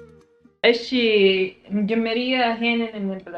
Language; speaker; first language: Amharic; non-native, learner; Arabic